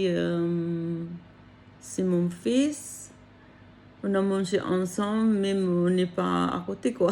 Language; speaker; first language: French; non-native, learner; Filipino